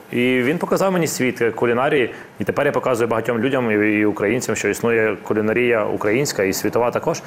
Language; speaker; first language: Ukrainian; non-native, local second language; Russian